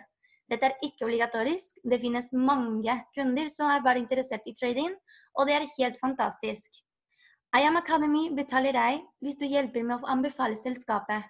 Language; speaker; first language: Norwegian; non-native, fluent; Spanish